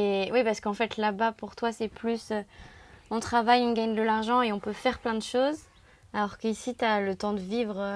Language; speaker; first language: French; native; French